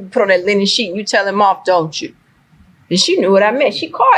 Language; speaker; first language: English; native; English